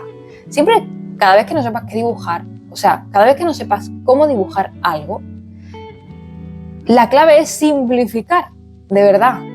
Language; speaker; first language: Spanish; native; Spanish